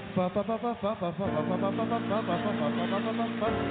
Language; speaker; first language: English; native; English